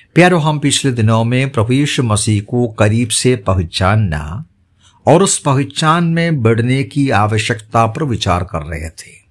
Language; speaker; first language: Hindi; non-native, local second language; Malayalam